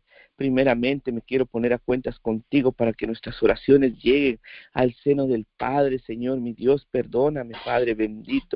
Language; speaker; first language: Spanish; native; Spanish